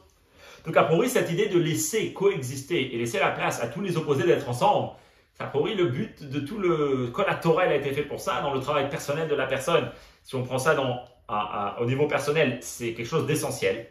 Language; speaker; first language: French; native; French